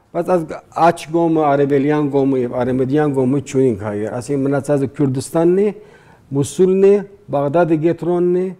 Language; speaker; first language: Armenian; early bilingual, heritage; Armenian